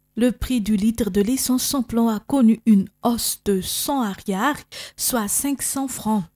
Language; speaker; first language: French; non-native, local second language; Malagasy